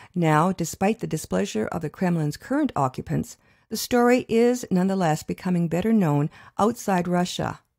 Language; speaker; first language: English; native; English